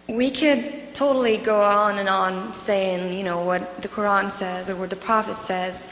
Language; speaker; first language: English; non-native, fluent; Arabic